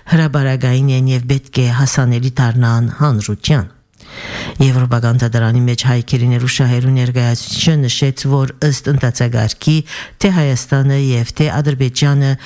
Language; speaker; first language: Armenian; early bilingual, heritage; Armenian